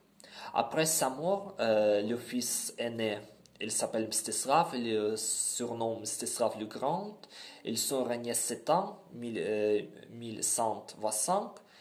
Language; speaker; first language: French; non-native, learner; Ukrainian